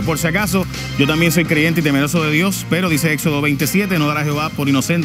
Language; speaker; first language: Spanish; native; Spanish